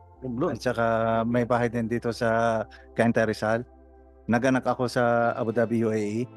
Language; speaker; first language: Filipino; non-native, learner; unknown